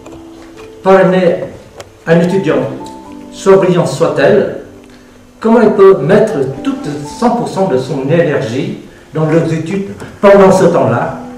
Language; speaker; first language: French; non-native, fluent; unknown